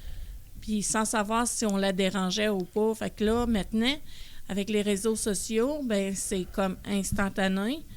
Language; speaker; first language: French; native; French